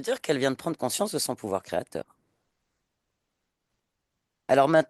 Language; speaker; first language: French; native; French